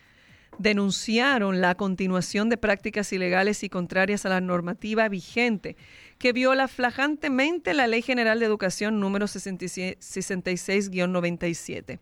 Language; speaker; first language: Spanish; native; Spanish